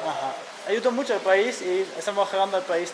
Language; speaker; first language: Spanish; non-native, learner; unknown